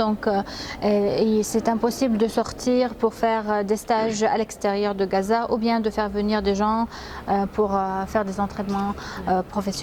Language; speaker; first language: French; non-native, fluent; Arabic